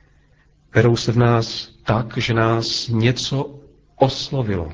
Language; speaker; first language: Czech; native; Czech